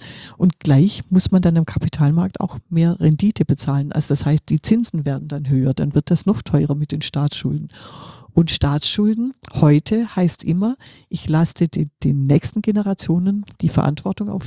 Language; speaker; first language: German; native; German